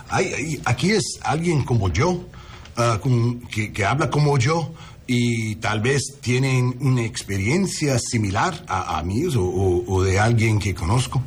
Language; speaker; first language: Spanish; early bilingual, heritage; English